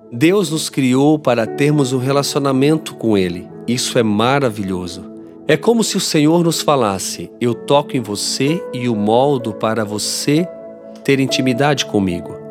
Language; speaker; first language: Portuguese; native; Portuguese